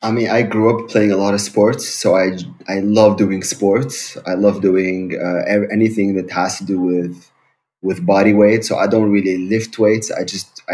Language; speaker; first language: English; non-native, fluent; Arabic